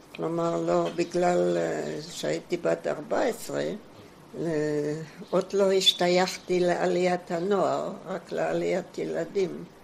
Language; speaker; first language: Hebrew; non-native, fluent; German